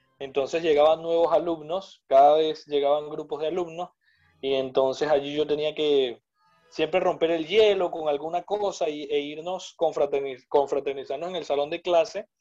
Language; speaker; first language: Spanish; native; Spanish